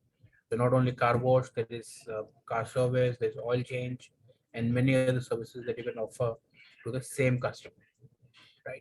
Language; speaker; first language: English; non-native, local second language; Hindi